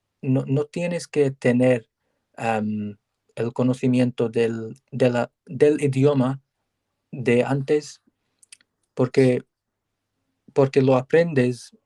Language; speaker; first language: Spanish; non-native, learner; English